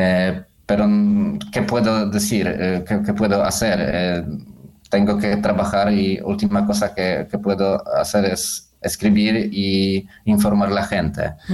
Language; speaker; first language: Spanish; non-native, fluent; Polish